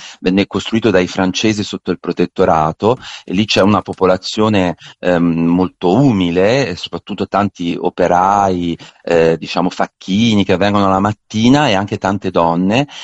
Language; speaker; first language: Italian; native; Italian